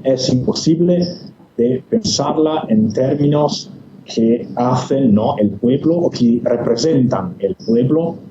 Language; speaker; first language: Spanish; non-native, fluent; Italian